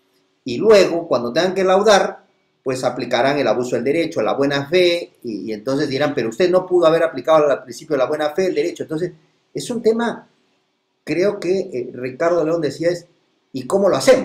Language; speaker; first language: Spanish; native; Spanish